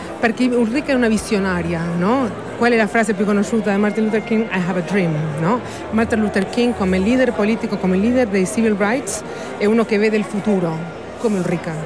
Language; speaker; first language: Italian; non-native, fluent; Spanish